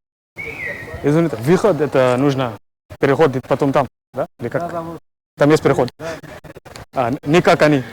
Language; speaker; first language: Russian; non-native, learner; English